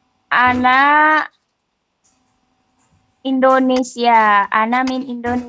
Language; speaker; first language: Arabic; non-native, learner; Indonesian